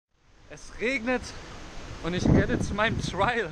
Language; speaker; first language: German; native; German